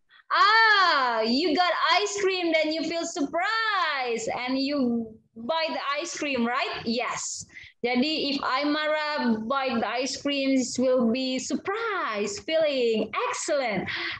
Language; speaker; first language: English; non-native, fluent; Indonesian